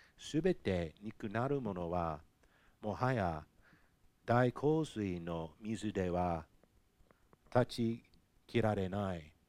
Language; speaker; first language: Japanese; non-native, fluent; English